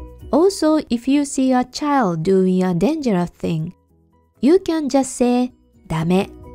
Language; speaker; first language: English; non-native, fluent; Japanese